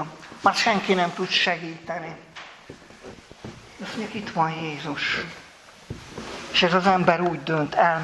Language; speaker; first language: Hungarian; native; Hungarian